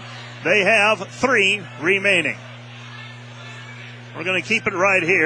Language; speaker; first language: English; native; English